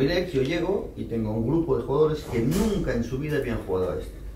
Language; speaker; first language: Spanish; native; Spanish